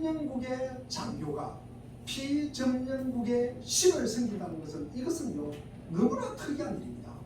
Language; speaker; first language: Korean; native; Korean